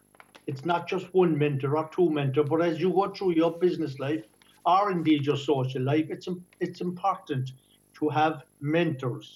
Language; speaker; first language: English; native; English